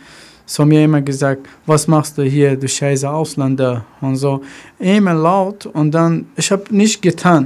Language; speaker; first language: German; non-native, learner; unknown